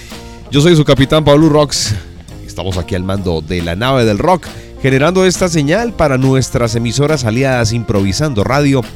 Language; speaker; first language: Spanish; native; Spanish